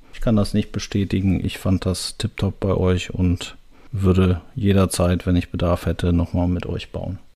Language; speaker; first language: German; native; German